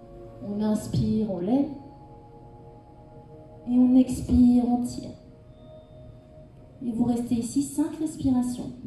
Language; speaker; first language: French; native; French